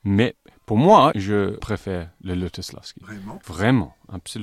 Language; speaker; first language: French; non-native, fluent; English